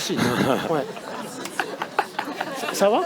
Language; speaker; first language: French; non-native, learner; Japanese